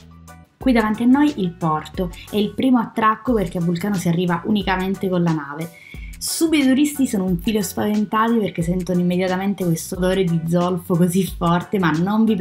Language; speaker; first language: Italian; native; Italian